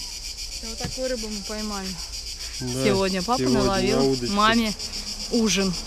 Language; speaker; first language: Russian; native; Russian